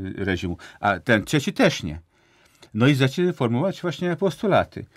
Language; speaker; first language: Polish; non-native, fluent; Hungarian